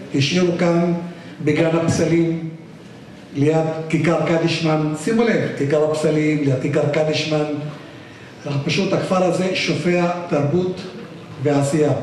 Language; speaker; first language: Hebrew; non-native, local second language; Arabic